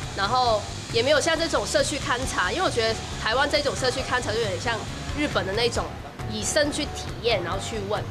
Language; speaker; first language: Chinese; non-native, local second language; Cantonese